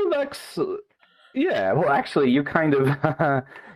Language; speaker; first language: English; native; English